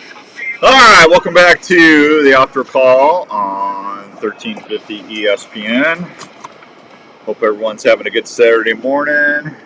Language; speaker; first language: English; native; English